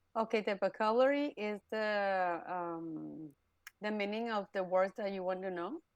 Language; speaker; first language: English; non-native, learner; Spanish